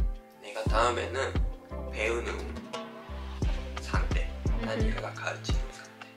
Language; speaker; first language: Korean; non-native, fluent; Japanese